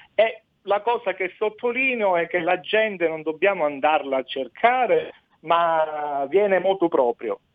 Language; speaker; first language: Italian; native; Italian